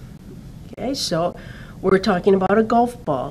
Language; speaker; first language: English; native; English